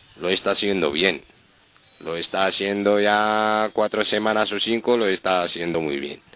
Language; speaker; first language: Spanish; non-native, fluent; Arabic